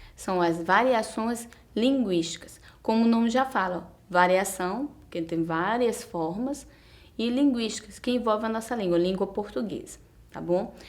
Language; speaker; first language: Portuguese; native; Portuguese